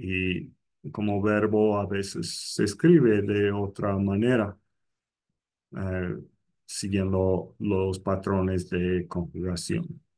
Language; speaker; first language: Spanish; non-native, fluent; English